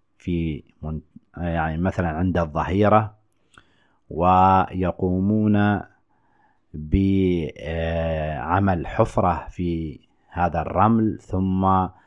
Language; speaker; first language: Arabic; native; Arabic